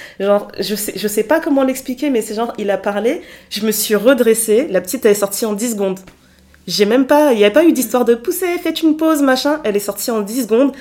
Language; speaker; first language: French; early bilingual, other home language; Lingala